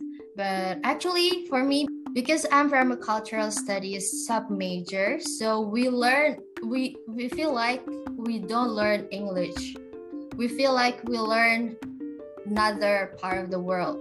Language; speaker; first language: English; non-native, fluent; Indonesian